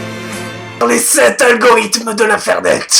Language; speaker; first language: French; native; French